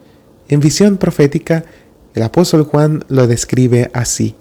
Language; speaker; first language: Spanish; native; Spanish